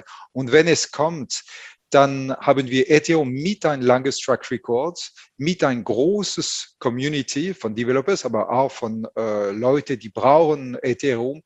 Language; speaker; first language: German; non-native, fluent; French